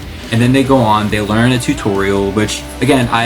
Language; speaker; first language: English; native; English